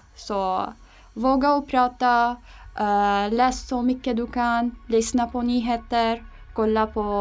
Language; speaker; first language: Swedish; non-native, fluent; Arabic